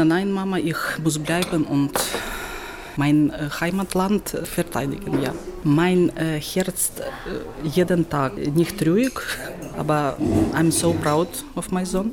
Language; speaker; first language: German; non-native, learner; Ukrainian